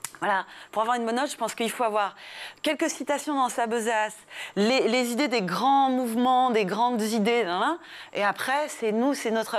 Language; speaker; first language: French; early bilingual, other home language; English